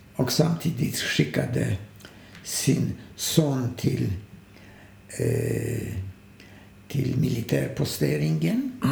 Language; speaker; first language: Swedish; non-native, fluent; Polish